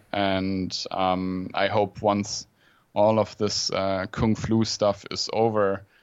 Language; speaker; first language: English; non-native, fluent; German